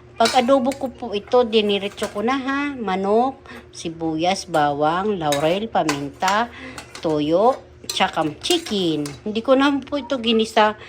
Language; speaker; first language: Filipino; non-native, local second language; Cebuano